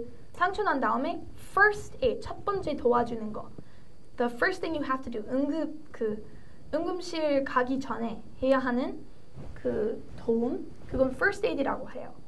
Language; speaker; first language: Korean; early bilingual, heritage; English